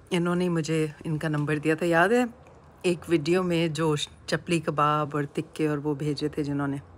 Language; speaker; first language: Urdu; native; Urdu